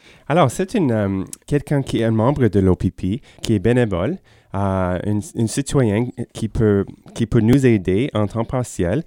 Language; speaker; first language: French; non-native, fluent; English